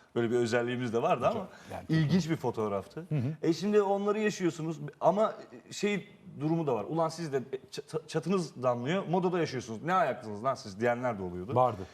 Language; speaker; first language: Turkish; native; Turkish